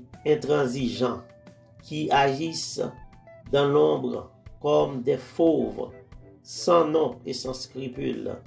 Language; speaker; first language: French; non-native, local second language; Haitian Creole